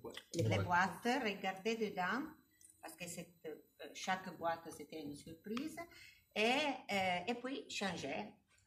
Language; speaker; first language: French; non-native, learner; Italian